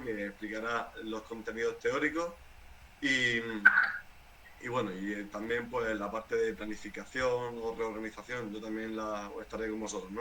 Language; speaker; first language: Spanish; native; Spanish